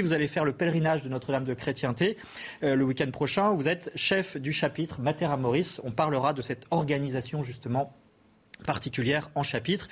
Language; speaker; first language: French; native; French